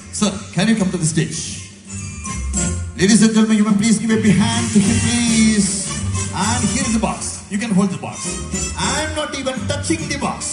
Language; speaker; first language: English; non-native, local second language; Malayalam